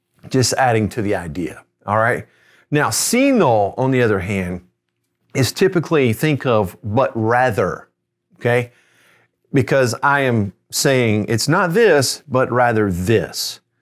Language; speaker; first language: English; native; English